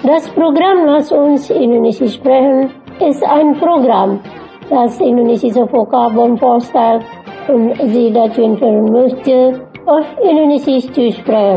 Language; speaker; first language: German; non-native, fluent; Indonesian